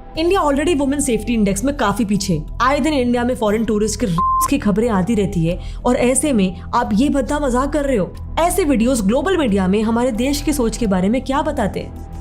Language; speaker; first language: Hindi; native; Hindi